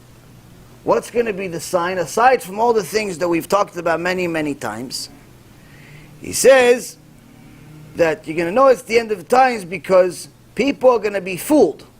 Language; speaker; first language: English; non-native, fluent; Hebrew